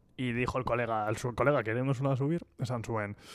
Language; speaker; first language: Spanish; non-native, local second language; Basque